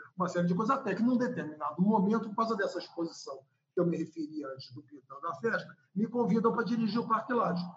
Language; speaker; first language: Portuguese; native; Portuguese